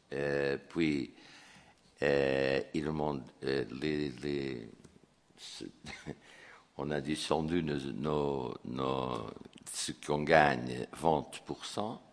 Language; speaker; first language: French; non-native, fluent; Portuguese